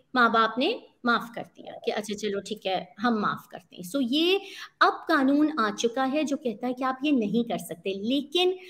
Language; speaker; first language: Urdu; native; Urdu